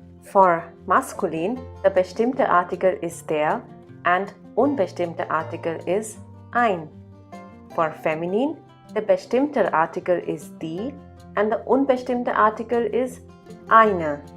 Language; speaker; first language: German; non-native, fluent; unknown